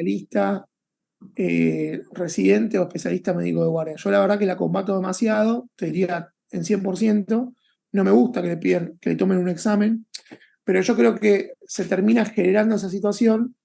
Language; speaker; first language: Spanish; native; Spanish